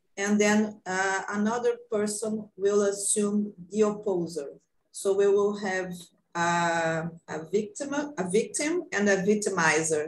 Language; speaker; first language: English; non-native, fluent; Portuguese